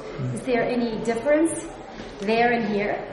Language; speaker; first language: English; non-native, fluent; Uzbek